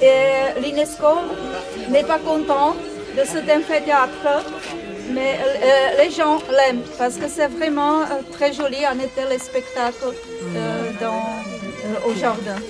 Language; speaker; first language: French; non-native, fluent; Czech